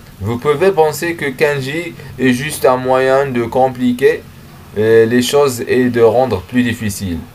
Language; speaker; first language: French; non-native, learner; Arabic